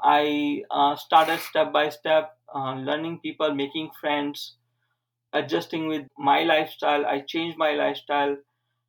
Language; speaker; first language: English; non-native, local second language; Gujarati